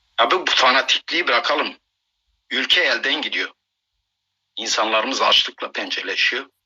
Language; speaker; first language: Turkish; non-native, local second language; Kurdish